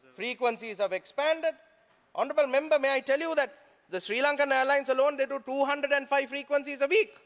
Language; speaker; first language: English; non-native, local second language; Sinhala